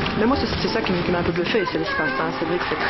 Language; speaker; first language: French; native; French